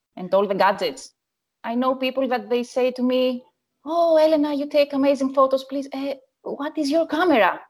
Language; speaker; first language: English; non-native, learner; Greek